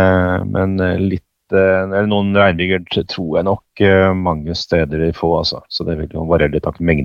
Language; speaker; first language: Norwegian; native; Norwegian